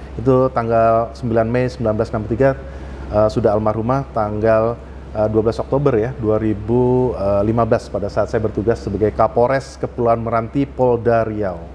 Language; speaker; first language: Indonesian; native; Indonesian